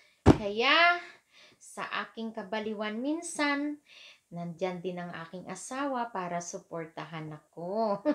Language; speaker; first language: Filipino; non-native, local second language; Hiligaynon